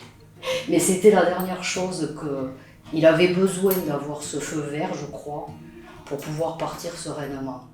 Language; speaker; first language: French; native; French